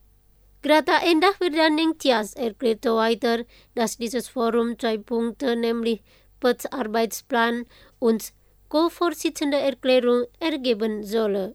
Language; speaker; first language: German; non-native, fluent; Indonesian